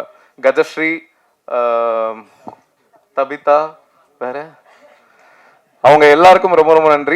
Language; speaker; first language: Tamil; native; Tamil